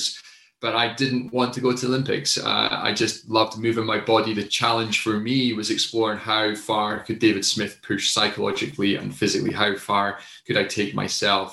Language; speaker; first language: English; native; English